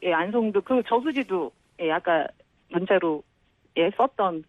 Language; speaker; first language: Korean; native; Korean